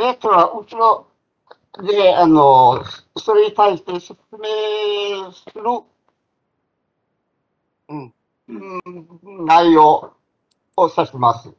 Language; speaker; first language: Japanese; non-native, fluent; Chinese